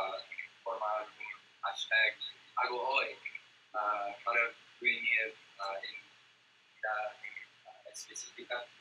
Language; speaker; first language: Spanish; non-native, learner; English